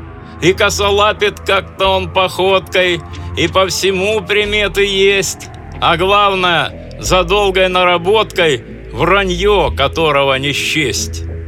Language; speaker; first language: Russian; native; Russian